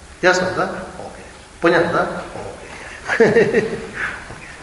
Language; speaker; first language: Russian; non-native, learner; Tibetan